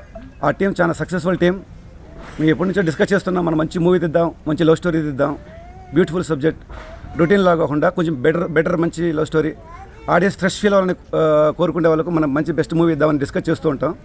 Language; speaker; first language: Telugu; native; Telugu